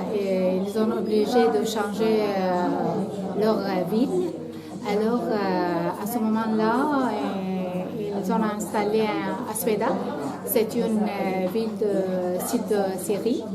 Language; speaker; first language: French; non-native, learner; Arabic